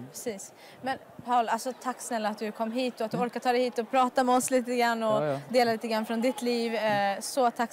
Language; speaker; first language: Swedish; native; Swedish